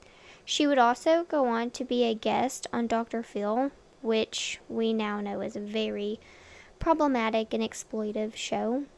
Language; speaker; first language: English; native; English